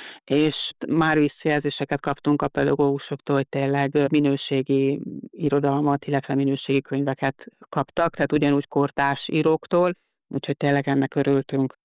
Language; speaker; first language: Hungarian; native; Hungarian